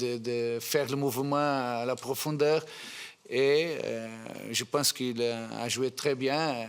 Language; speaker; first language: French; non-native, fluent; Portuguese